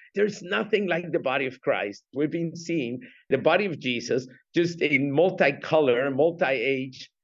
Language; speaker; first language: English; non-native, fluent; Spanish